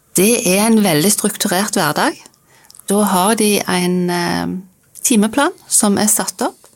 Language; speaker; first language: Norwegian; native; Norwegian